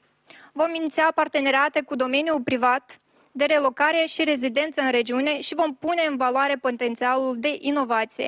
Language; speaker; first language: Romanian; native; Romanian